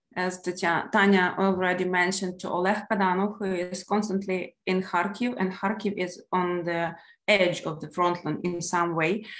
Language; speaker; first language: English; non-native, fluent; Ukrainian